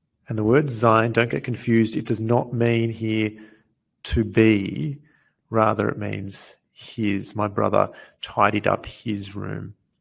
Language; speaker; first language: English; native; English